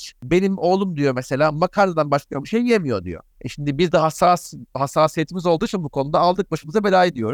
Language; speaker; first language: Turkish; native; Turkish